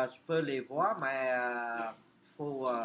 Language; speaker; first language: French; non-native, fluent; Khmer